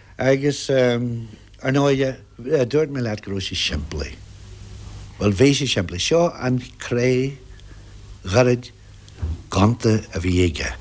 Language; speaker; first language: Irish; non-native, local second language; English